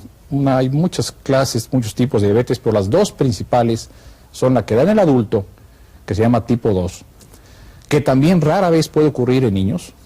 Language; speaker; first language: Spanish; native; Spanish